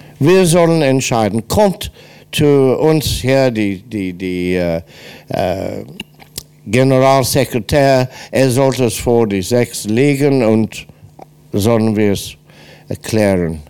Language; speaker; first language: German; non-native, fluent; English